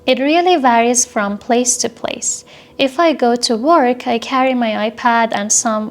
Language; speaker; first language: English; non-native, fluent; Persian